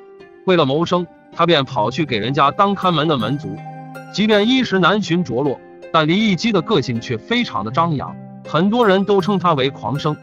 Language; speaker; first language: Chinese; native; Chinese